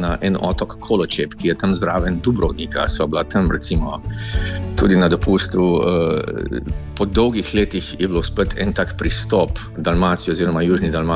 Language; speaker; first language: Slovenian; native; Slovenian